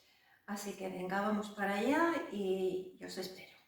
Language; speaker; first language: Spanish; native; Spanish